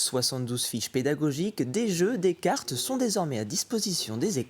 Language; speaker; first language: French; native; French